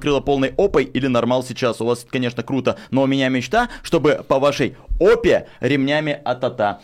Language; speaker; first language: Russian; native; Russian